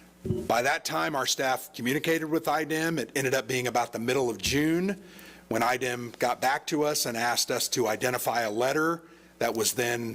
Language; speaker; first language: English; native; English